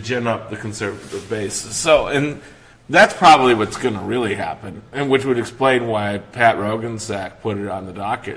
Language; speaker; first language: English; native; English